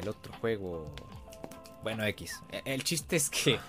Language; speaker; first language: Spanish; native; Spanish